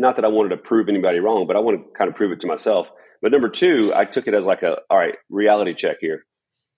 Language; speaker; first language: English; native; English